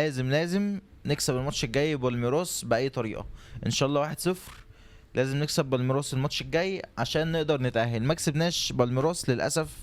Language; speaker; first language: Arabic; native; Arabic